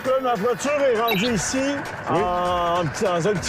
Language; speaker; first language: French; native; French